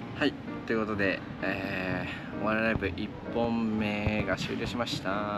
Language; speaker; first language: Japanese; native; Japanese